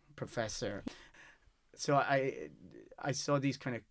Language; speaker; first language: English; native; English